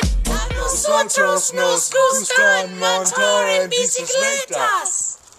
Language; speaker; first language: Spanish; non-native, learner; English